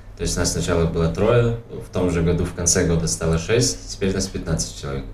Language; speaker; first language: Russian; non-native, local second language; Tajik